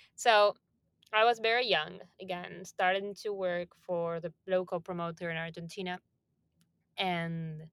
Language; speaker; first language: English; non-native, fluent; Spanish